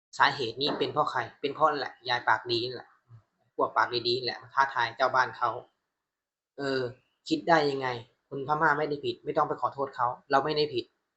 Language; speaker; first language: Thai; non-native, fluent; Burmese